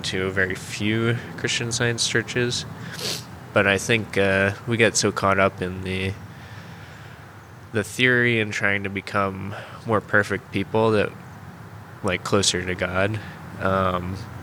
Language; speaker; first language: English; native; English